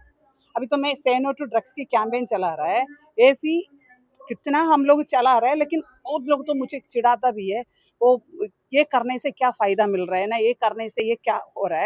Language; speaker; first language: Hindi; non-native, local second language; Malayalam